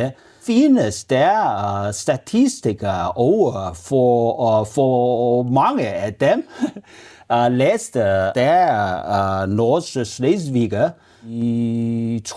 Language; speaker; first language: Danish; non-native, learner; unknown